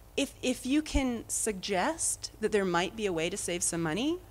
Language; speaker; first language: English; native; English